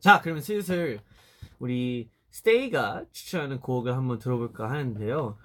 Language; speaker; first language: Korean; early bilingual, heritage; Korean